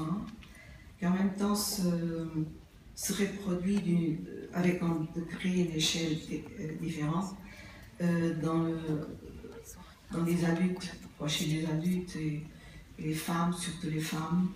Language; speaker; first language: French; non-native, fluent; Portuguese